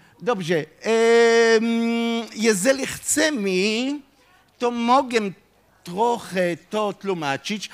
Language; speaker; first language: Polish; non-native, fluent; Hebrew